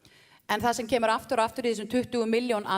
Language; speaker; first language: Icelandic; native; Icelandic